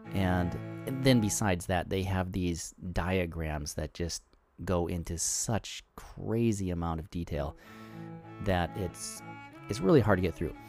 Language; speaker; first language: English; native; English